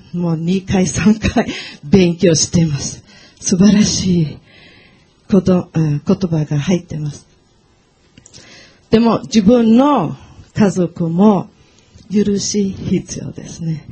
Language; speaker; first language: Japanese; non-native, learner; Portuguese